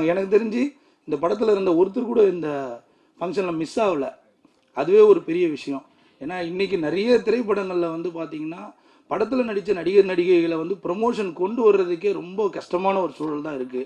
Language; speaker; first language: Tamil; native; Tamil